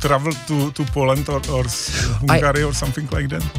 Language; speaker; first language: English; non-native, learner; Czech